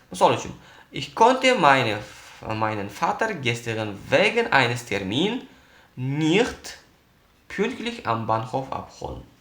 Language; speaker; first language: German; non-native, fluent; Uzbek